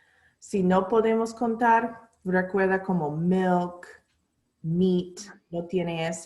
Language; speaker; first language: Spanish; non-native, learner; English